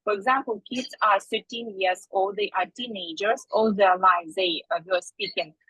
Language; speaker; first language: English; non-native, fluent; Ukrainian